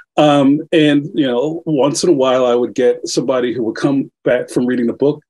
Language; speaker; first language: English; native; English